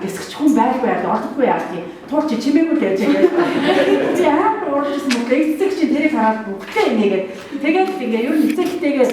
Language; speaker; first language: Mongolian; native; Mongolian